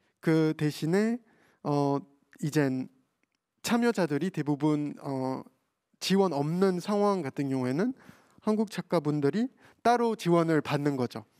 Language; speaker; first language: Korean; non-native, fluent; French